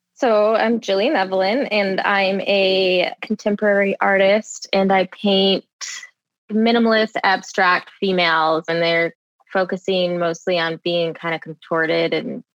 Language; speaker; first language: English; native; English